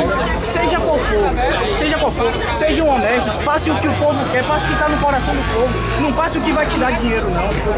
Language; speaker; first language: Portuguese; native; Portuguese